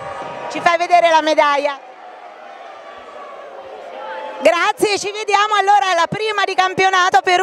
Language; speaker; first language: Italian; native; Italian